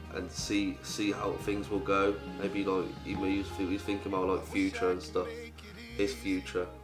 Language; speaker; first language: English; early bilingual, other home language; Polish